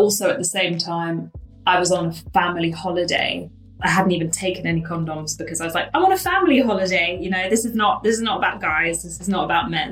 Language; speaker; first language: English; native; English